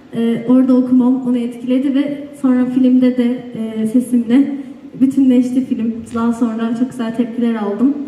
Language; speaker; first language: Turkish; native; Turkish